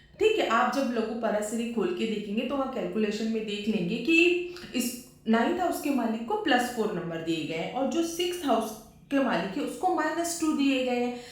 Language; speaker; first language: Hindi; native; Hindi